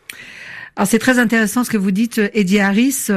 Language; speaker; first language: French; native; French